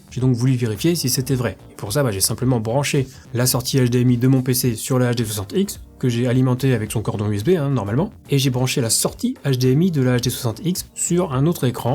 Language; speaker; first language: French; native; French